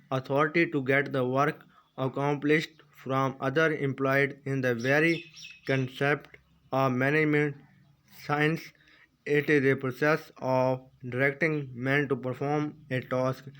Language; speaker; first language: English; non-native, local second language; Urdu